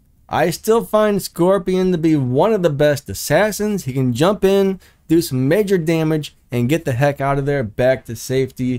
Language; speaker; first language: English; native; English